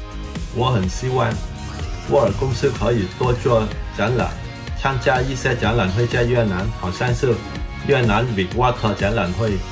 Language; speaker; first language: Chinese; early bilingual, heritage; Chinese